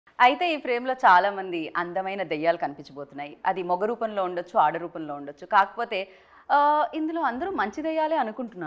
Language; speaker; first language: Telugu; native; Telugu